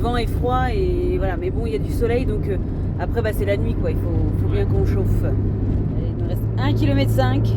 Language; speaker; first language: French; native; French